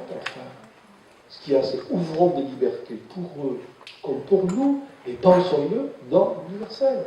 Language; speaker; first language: French; native; French